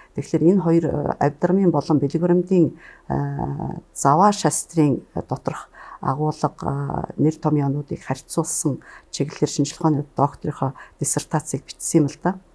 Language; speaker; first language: Mongolian; native; Mongolian